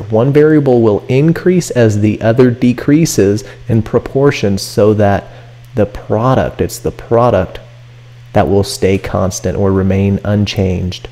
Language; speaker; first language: English; native; English